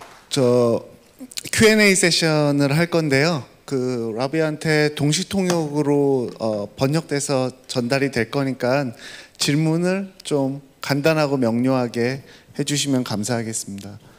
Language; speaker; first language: Korean; native; Korean